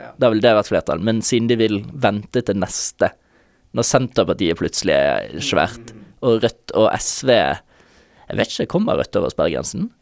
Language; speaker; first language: Norwegian; native; Norwegian